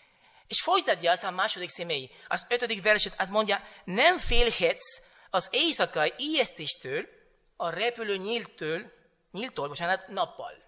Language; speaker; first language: Hungarian; non-native, learner; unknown